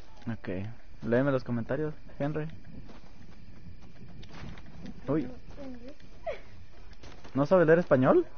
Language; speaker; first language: Spanish; native; Spanish